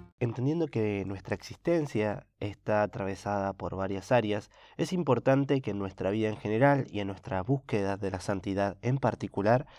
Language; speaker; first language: Spanish; native; Spanish